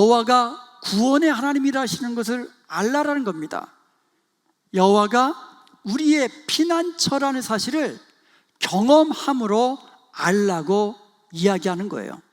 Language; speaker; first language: Korean; native; Korean